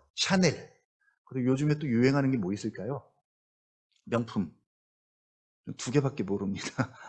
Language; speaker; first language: Korean; native; Korean